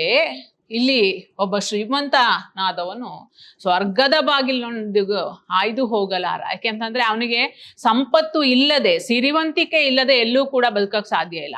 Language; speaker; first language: Kannada; native; Kannada